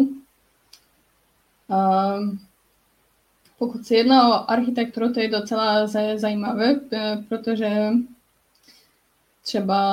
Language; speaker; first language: Czech; non-native, learner; Polish